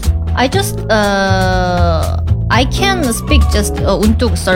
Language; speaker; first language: English; non-native, learner; Korean